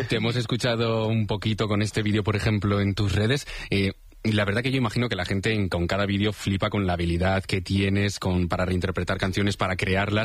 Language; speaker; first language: Spanish; native; Spanish